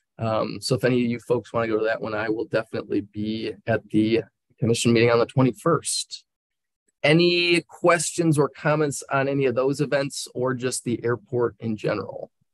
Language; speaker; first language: English; native; English